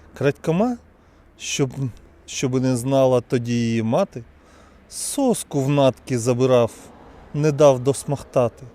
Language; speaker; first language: Ukrainian; native; Ukrainian